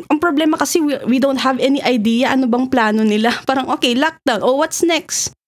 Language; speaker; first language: Filipino; native; Filipino